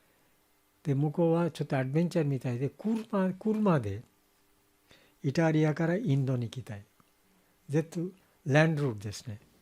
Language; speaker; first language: Japanese; non-native, fluent; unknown